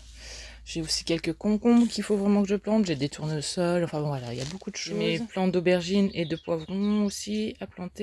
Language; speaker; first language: French; native; French